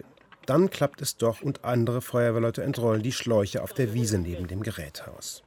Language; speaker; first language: German; native; German